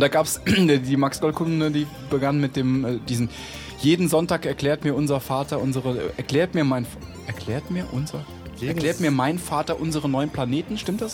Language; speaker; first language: German; native; German